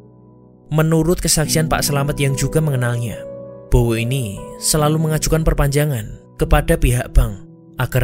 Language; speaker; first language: Indonesian; native; Indonesian